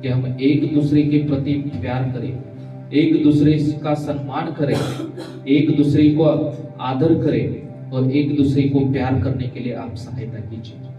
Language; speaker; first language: Hindi; non-native, local second language; Marathi